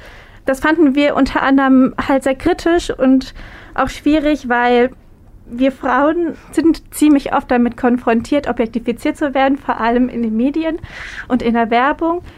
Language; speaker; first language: German; native; German